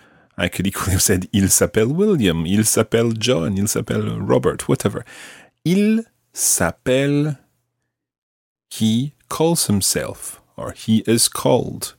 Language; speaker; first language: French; non-native, fluent; English